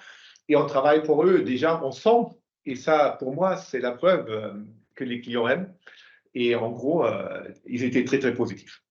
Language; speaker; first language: French; non-native, fluent; German